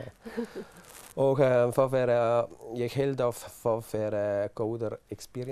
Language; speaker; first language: Icelandic; non-native, learner; German